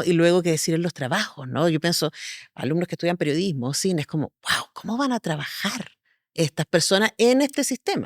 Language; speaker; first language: Spanish; native; Spanish